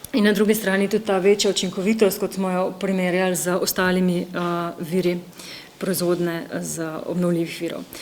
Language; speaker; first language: Slovenian; native; Slovenian